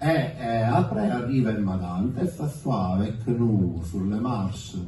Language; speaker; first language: French; non-native, fluent; Italian